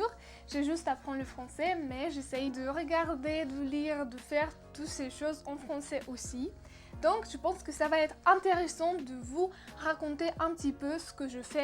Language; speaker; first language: French; non-native, learner; Russian